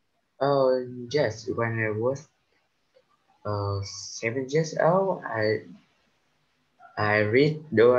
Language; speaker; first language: English; non-native, learner; Vietnamese